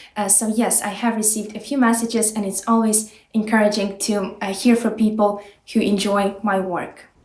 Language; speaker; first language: English; non-native, fluent; Ukrainian